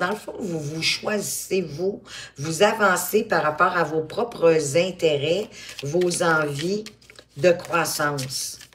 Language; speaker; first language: French; native; French